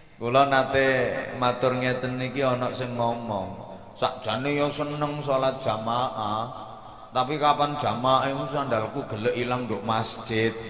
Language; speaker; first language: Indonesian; non-native, local second language; Javanese